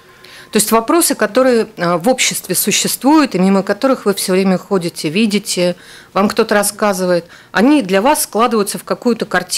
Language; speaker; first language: Russian; native; Russian